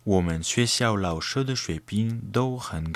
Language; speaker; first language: Chinese; non-native, learner; French